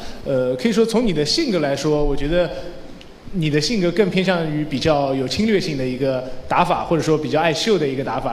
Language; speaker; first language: Chinese; native; Chinese